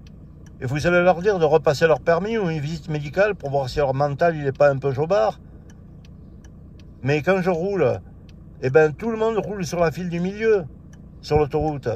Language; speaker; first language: French; native; French